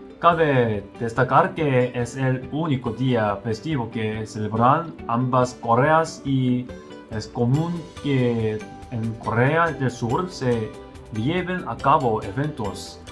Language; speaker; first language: Spanish; non-native, learner; Korean